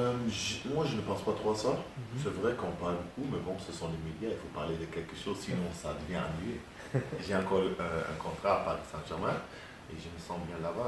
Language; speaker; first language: French; non-native, fluent; German